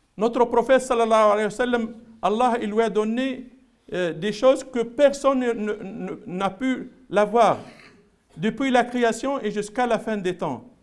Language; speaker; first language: French; non-native, local second language; Arabic